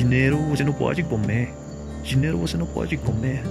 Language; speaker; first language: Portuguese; non-native, learner; Croatian